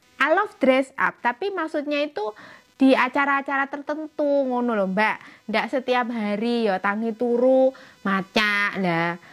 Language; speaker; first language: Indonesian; native; Indonesian